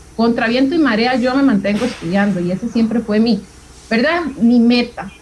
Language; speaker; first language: Spanish; native; Spanish